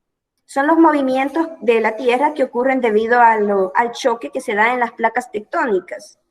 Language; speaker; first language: Spanish; native; Spanish